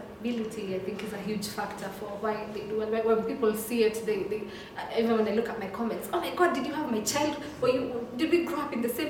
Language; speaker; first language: English; non-native, local second language; Swahili